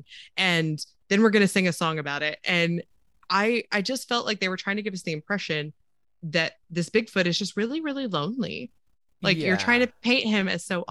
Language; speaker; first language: English; native; English